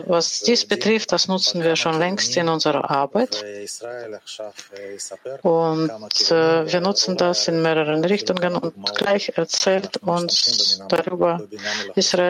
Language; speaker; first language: German; non-native, fluent; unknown